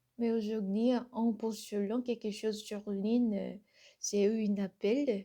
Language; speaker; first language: French; non-native, learner; Korean